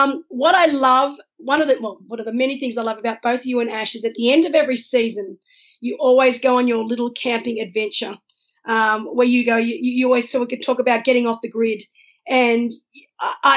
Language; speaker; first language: English; native; English